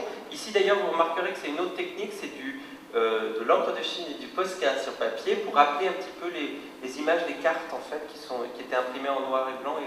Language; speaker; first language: French; native; French